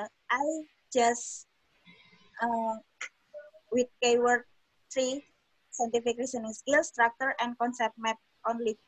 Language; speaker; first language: English; non-native, learner; Indonesian